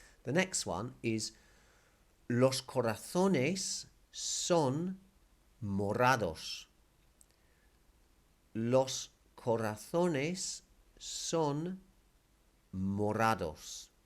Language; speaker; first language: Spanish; non-native, fluent; English